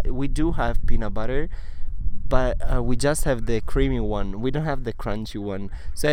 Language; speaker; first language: English; non-native, fluent; Italian